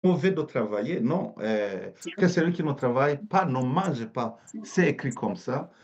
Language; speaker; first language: French; native; French